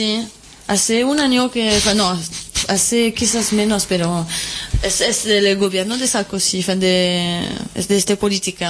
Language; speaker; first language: Spanish; non-native, fluent; French